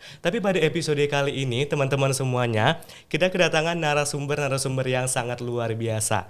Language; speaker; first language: Indonesian; native; Indonesian